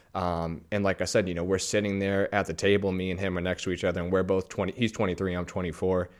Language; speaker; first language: English; native; English